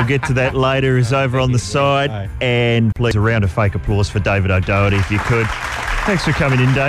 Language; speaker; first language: English; native; English